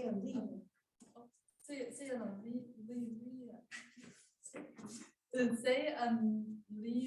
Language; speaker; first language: French; non-native, learner; English